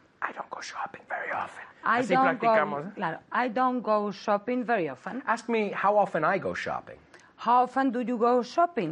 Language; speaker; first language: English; non-native, fluent; Spanish